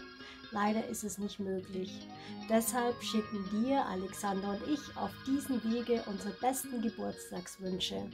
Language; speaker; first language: German; native; German